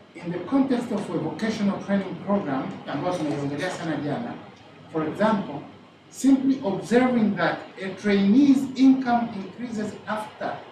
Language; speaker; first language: English; non-native, local second language; Swahili